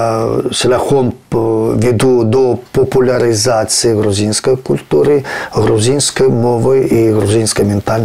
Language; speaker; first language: Ukrainian; non-native, fluent; Georgian